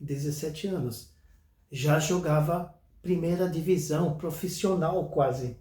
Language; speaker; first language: Portuguese; non-native, fluent; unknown